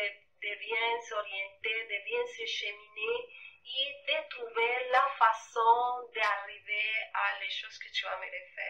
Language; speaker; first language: French; non-native, fluent; Spanish